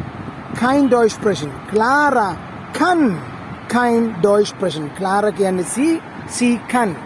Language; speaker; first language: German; non-native, fluent; Sinhala